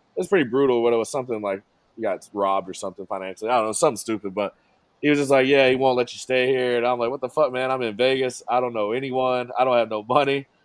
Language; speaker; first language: English; native; English